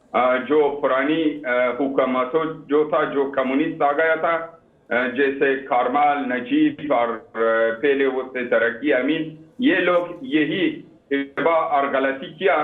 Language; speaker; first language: Hindi; non-native, learner; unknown